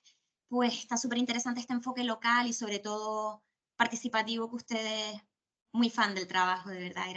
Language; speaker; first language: Spanish; native; Spanish